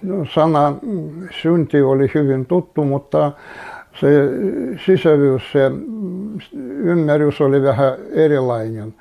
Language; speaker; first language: Finnish; non-native, learner; Russian